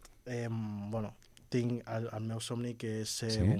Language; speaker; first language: Catalan; early bilingual, other home language; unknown